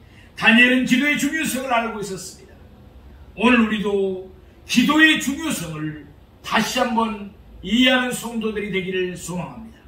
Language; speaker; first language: Korean; native; Korean